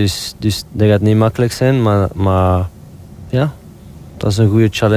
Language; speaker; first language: Dutch; non-native, local second language; French